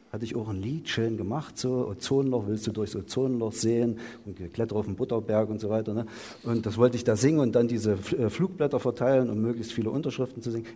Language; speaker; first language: German; native; German